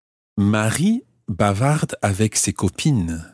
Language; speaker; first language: French; non-native, fluent; English